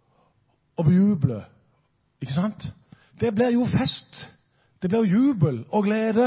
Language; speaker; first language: Norwegian; native; Norwegian